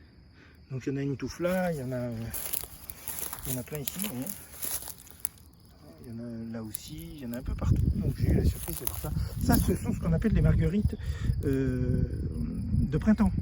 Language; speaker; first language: French; native; French